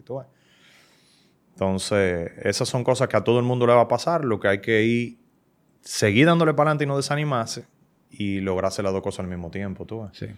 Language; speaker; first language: Spanish; native; Spanish